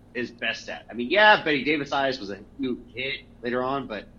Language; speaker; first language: English; native; English